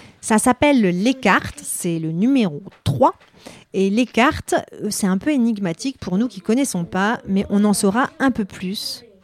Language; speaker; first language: French; native; French